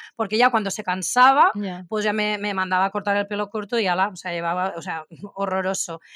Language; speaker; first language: Spanish; native; Spanish